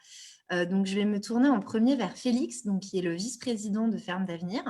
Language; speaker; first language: French; native; French